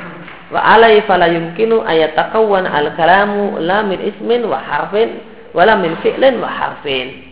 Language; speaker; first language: Arabic; non-native, fluent; Indonesian